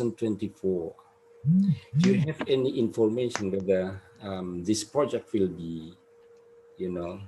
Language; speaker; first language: English; non-native, fluent; Indonesian